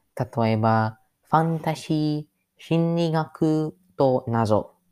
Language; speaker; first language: Japanese; non-native, learner; English